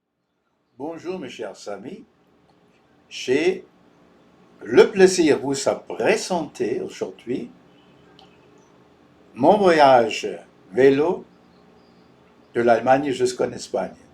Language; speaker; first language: French; non-native, fluent; German